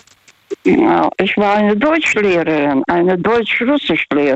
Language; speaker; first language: German; non-native, fluent; Russian